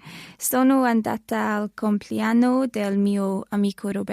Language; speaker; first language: Italian; non-native, learner; English